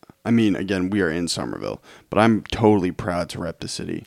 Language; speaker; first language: English; native; English